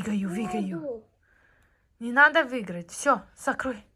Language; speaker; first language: Russian; non-native, fluent; Tajik